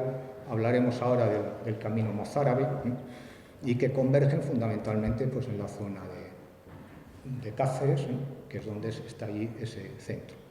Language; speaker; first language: Spanish; native; Spanish